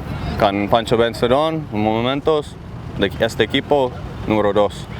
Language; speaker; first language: Spanish; non-native, learner; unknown